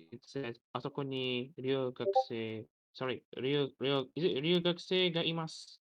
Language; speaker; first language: Japanese; non-native, learner; English